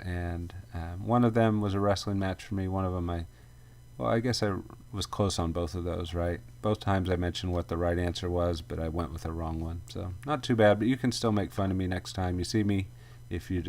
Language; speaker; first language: English; native; English